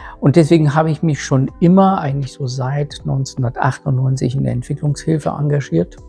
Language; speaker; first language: German; early bilingual, other home language; Persian